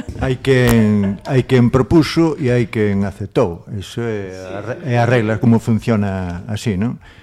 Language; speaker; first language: Galician; non-native, local second language; Spanish